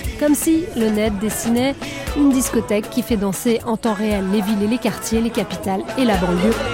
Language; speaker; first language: French; native; French